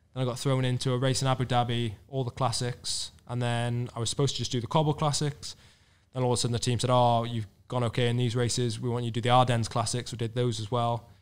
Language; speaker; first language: English; native; English